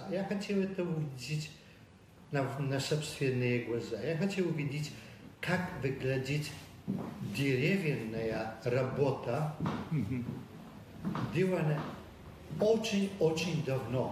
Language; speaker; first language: Russian; non-native, learner; Polish